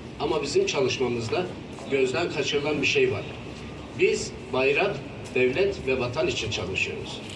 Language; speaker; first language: Turkish; native; Turkish